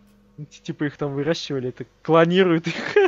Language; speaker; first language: Russian; native; Russian